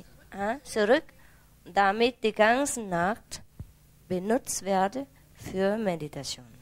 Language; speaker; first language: German; non-native, learner; Vietnamese